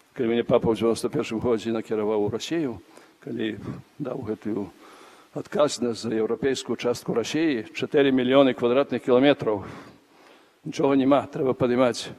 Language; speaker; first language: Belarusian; native; Belarusian